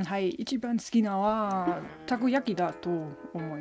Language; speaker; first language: Japanese; non-native, learner; German